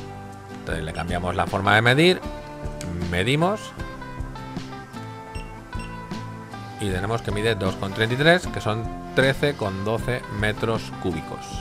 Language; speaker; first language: Spanish; native; Spanish